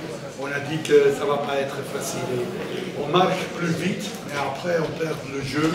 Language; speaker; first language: French; non-native, learner; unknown